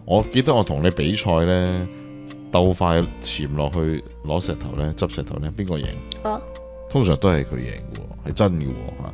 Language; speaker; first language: Cantonese; native; Cantonese